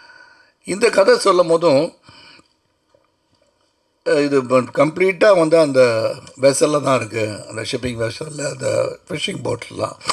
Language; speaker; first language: Tamil; native; Tamil